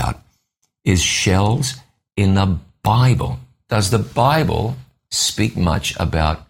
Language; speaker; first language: English; native; English